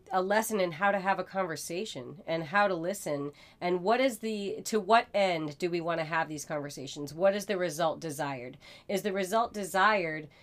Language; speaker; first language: English; native; English